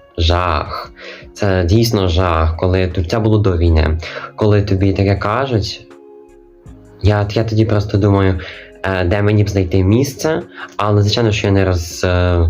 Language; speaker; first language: Ukrainian; non-native, local second language; Russian